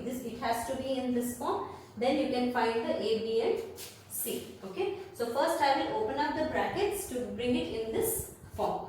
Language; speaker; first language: English; non-native, local second language; Hindi